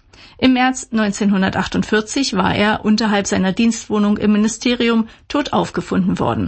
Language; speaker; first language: German; native; German